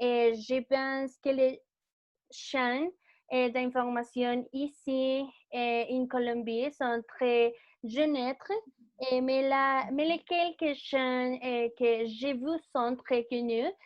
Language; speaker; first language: French; non-native, learner; Spanish